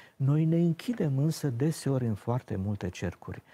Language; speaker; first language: Romanian; native; Romanian